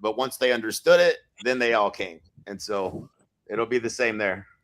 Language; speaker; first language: English; native; English